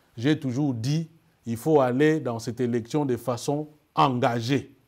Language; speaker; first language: French; non-native, local second language; Lingala